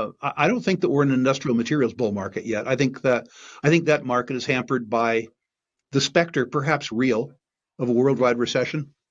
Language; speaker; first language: English; native; English